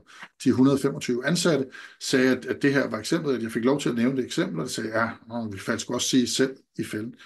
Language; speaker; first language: Danish; native; Danish